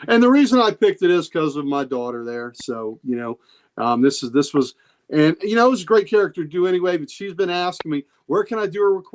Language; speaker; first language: English; native; English